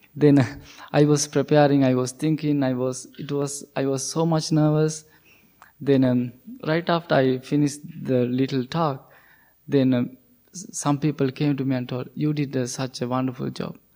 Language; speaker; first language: English; non-native, local second language; Sinhala